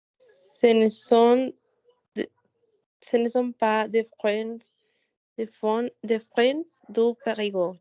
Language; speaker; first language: French; non-native, learner; Spanish